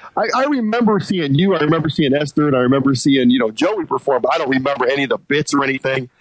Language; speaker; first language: English; native; English